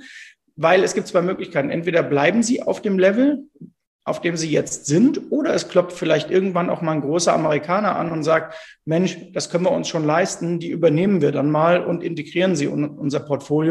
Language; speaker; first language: German; native; German